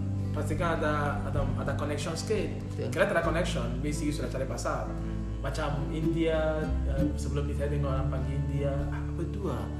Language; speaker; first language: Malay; non-native, learner; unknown